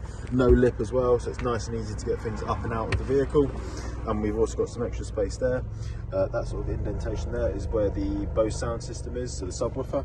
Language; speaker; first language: English; native; English